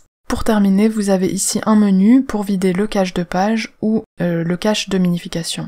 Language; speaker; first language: French; native; French